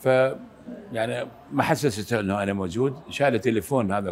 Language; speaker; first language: Arabic; native; Arabic